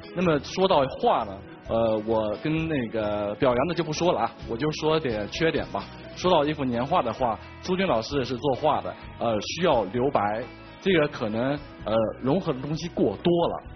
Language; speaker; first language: Chinese; native; Chinese